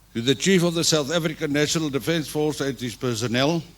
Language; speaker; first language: English; non-native, local second language; Afrikaans